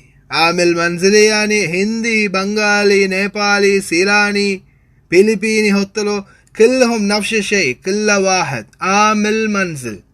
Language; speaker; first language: Arabic; non-native, learner; Tamil